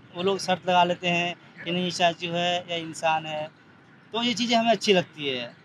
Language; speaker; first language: Hindi; native; Hindi